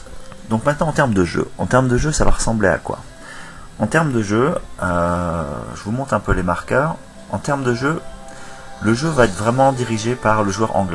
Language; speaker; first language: French; native; French